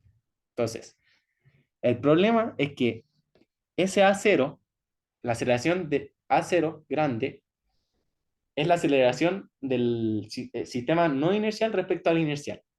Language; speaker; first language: Spanish; native; Spanish